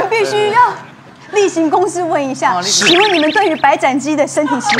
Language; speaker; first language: Chinese; native; Chinese